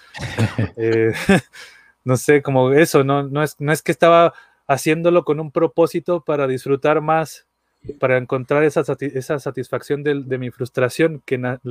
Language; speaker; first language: Spanish; native; Spanish